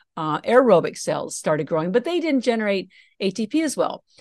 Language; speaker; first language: English; native; English